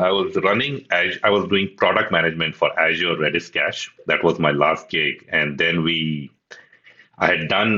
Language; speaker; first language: English; non-native, local second language; Hindi